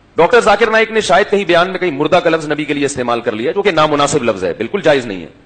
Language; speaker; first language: Urdu; native; Urdu